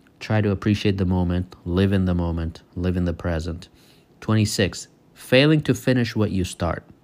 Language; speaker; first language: English; non-native, fluent; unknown